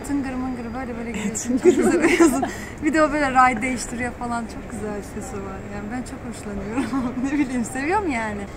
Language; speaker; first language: Turkish; native; Turkish